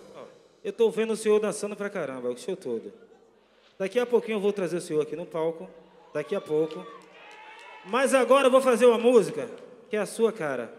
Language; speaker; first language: Portuguese; native; Portuguese